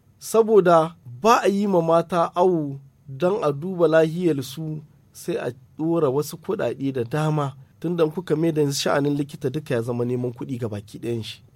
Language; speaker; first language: Hausa; native; Hausa